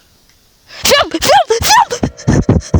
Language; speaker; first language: French; native; French